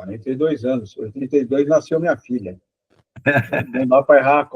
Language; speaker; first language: Portuguese; native; Portuguese